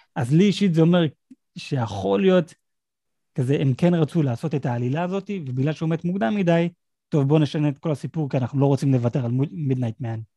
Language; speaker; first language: Hebrew; native; Hebrew